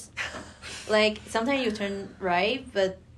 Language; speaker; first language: English; non-native, fluent; Chinese